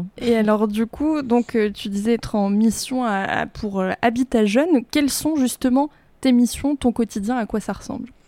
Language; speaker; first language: French; native; French